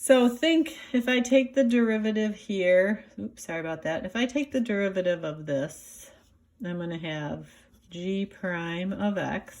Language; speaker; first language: English; native; English